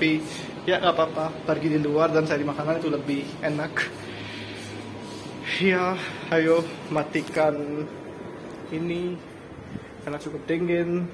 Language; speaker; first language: Indonesian; non-native, learner; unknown